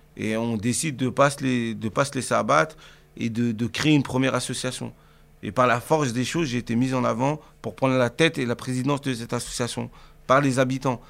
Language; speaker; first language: French; native; French